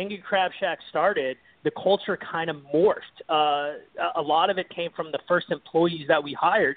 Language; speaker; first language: English; native; English